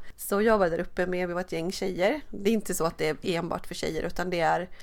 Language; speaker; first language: Swedish; native; Swedish